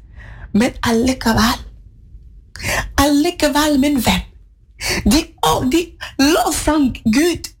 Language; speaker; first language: Norwegian; non-native, fluent; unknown